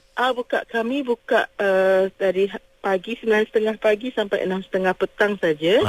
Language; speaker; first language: Malay; non-native, local second language; Min Nan Chinese